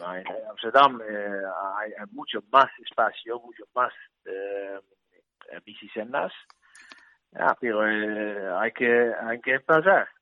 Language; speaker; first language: Spanish; non-native, learner; Dutch